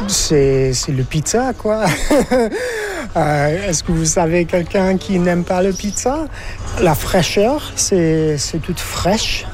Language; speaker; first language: French; non-native, learner; English